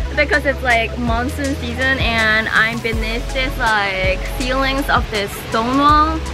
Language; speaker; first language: English; non-native, fluent; Korean